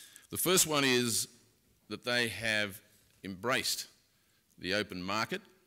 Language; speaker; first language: English; native; English